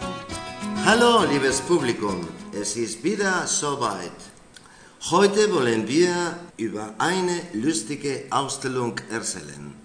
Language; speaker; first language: German; non-native, learner; Spanish